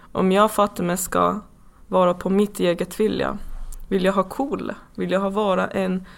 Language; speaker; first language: Swedish; non-native, fluent; Persian